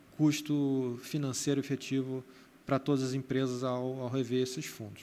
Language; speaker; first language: Portuguese; native; Portuguese